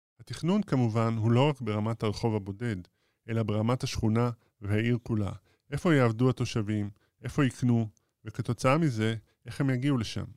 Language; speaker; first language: Hebrew; native; Hebrew